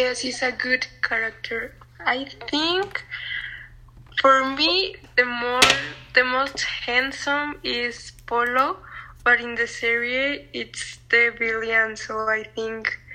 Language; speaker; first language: English; non-native, learner; Spanish